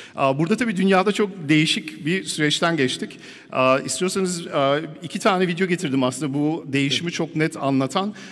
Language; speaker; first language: Turkish; early bilingual, heritage; Turkish